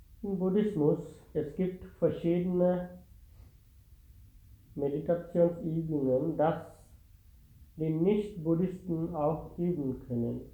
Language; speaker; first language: German; non-native, fluent; Sinhala